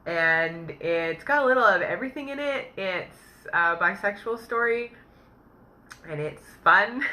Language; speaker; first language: English; native; English